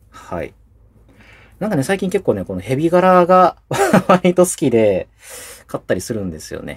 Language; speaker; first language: Japanese; native; Japanese